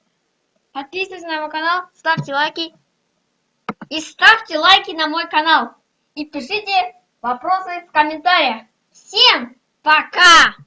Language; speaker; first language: Russian; non-native, local second language; Kazakh